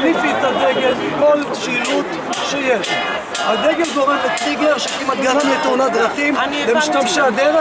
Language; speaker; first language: Hebrew; native; Hebrew